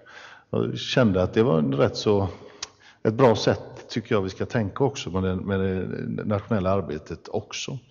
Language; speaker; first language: Swedish; native; Swedish